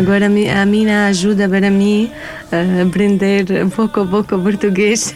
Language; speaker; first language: Portuguese; non-native, learner; Arabic